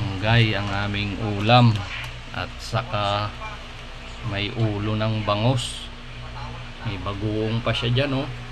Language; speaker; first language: Filipino; non-native, local second language; Hiligaynon